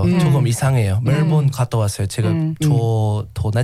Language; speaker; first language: Korean; non-native, learner; English